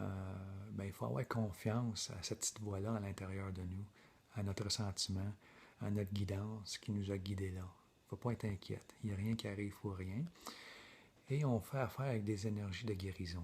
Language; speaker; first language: French; native; French